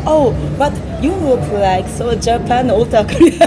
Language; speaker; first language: English; non-native, learner; Japanese